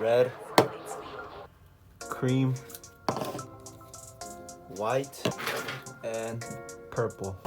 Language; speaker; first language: English; native; English